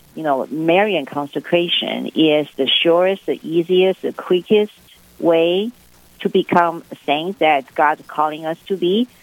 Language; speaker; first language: English; non-native, fluent; Chinese